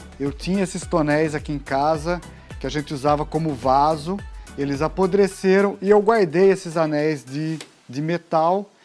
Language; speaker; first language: Portuguese; native; Portuguese